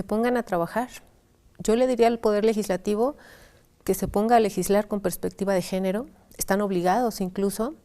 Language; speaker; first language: Spanish; native; Spanish